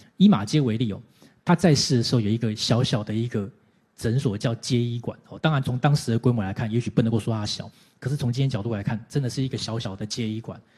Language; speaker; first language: Chinese; native; Chinese